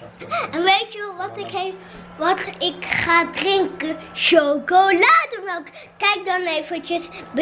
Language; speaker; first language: Dutch; early bilingual, other home language; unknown